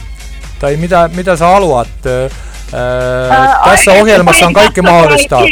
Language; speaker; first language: Finnish; non-native, learner; Estonian